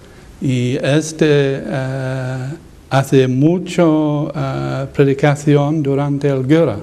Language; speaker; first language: Spanish; non-native, learner; English